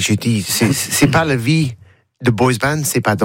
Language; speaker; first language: French; non-native, learner; English